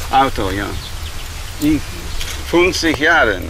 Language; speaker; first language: German; non-native, learner; English